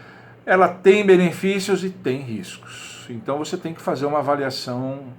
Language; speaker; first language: Portuguese; native; Portuguese